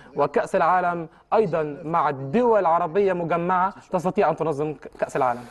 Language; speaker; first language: Arabic; early bilingual, heritage; Arabic